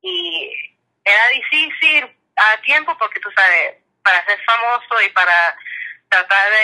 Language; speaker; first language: Spanish; early bilingual, heritage; English